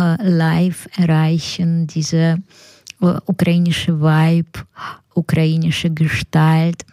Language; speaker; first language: German; non-native, learner; Ukrainian